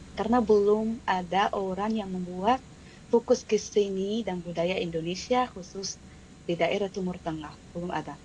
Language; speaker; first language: Indonesian; non-native, fluent; Arabic